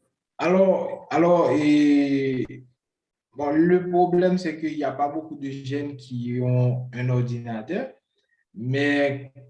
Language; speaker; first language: French; non-native, local second language; Haitian Creole